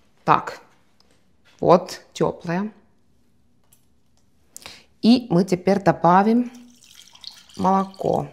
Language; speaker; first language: Russian; non-native, fluent; Estonian